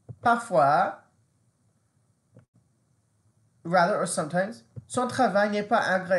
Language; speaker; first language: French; non-native, fluent; English